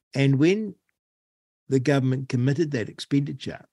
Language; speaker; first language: English; native; English